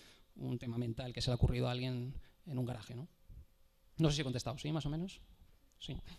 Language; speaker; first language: Spanish; native; Spanish